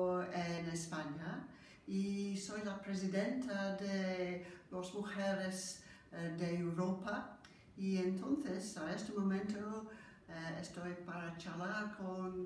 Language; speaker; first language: Spanish; non-native, learner; English